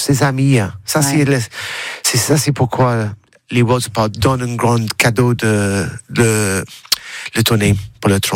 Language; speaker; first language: French; non-native, learner; English